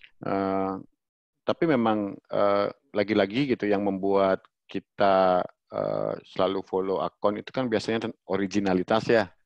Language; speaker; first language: Indonesian; native; Indonesian